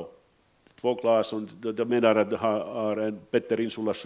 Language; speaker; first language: Swedish; non-native, learner; Finnish